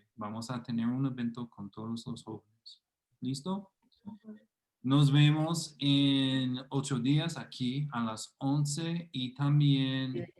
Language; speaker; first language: Spanish; non-native, fluent; English